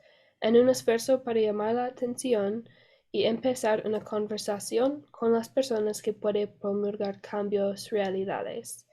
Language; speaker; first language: Spanish; non-native, learner; English